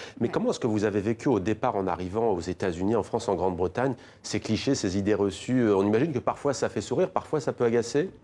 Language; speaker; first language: French; native; French